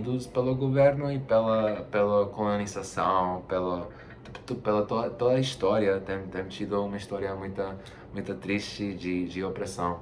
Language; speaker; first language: Portuguese; non-native, fluent; Spanish